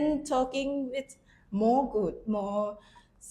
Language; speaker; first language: English; non-native, learner; Thai